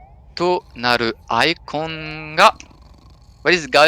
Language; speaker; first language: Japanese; non-native, fluent; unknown